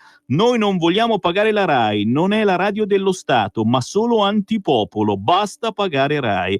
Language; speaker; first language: Italian; native; Italian